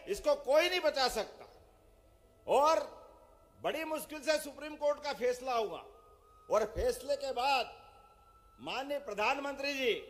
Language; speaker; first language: Hindi; native; Hindi